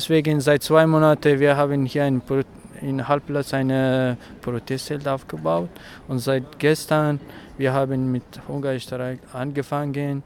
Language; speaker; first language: German; non-native, learner; Persian